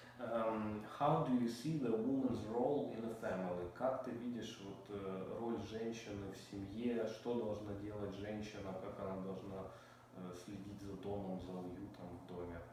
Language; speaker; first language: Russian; native; Russian